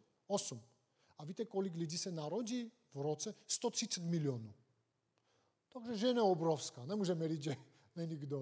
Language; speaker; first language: Czech; non-native, fluent; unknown